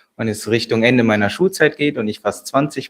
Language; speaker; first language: German; native; German